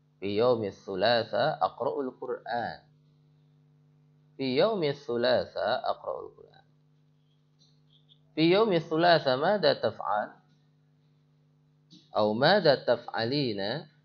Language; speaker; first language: Arabic; non-native, fluent; Indonesian